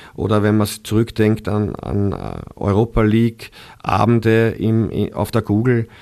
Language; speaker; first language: German; native; German